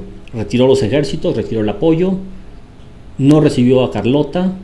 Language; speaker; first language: Spanish; native; Spanish